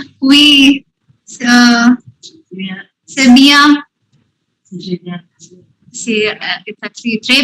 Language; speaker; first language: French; non-native, learner; English